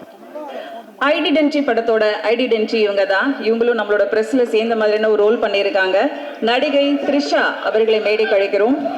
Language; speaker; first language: Tamil; native; Tamil